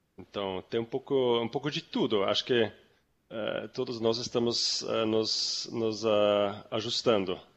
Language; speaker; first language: Portuguese; non-native, fluent; German